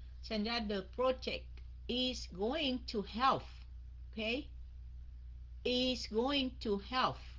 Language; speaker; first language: English; non-native, fluent; Vietnamese